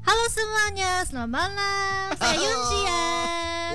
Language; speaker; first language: Indonesian; non-native, learner; Korean